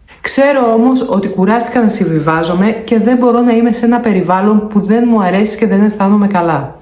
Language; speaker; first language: Greek; native; Greek